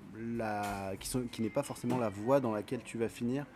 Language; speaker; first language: French; native; French